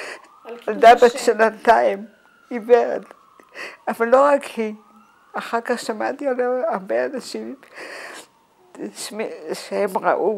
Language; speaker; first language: Hebrew; non-native, fluent; Dutch